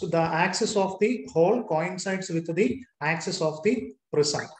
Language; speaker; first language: English; non-native, local second language; Malayalam